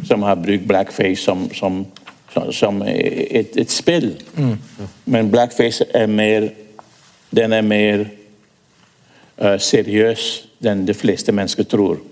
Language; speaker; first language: Norwegian; non-native, fluent; English